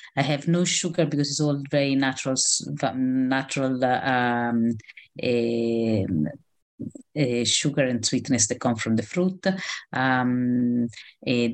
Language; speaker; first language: English; non-native, fluent; Italian